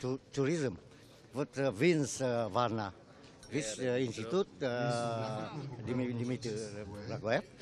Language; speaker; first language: Bulgarian; non-native, learner; Vietnamese